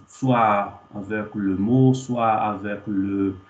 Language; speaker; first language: French; non-native, fluent; Portuguese